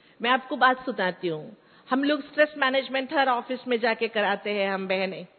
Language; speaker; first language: Hindi; non-native, local second language; Kannada